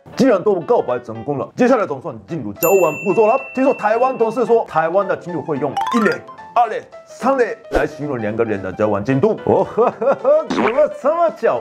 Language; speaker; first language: Chinese; non-native, fluent; Japanese